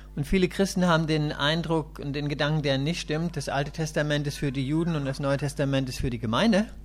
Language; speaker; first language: German; native; German